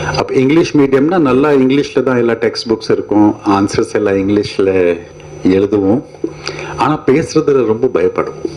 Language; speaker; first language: Tamil; non-native, fluent; Hindi